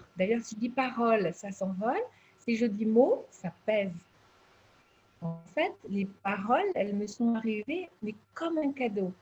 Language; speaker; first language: French; native; French